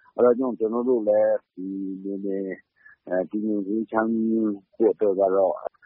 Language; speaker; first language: Burmese; non-native, local second language; Kachin